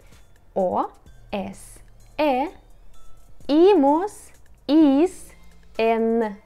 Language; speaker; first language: Spanish; non-native, fluent; Russian